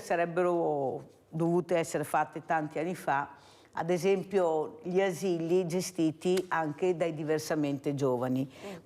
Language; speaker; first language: Italian; native; Italian